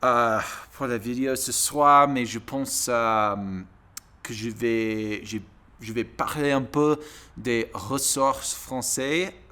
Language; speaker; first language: French; non-native, learner; English